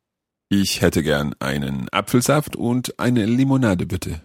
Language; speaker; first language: German; non-native, learner; English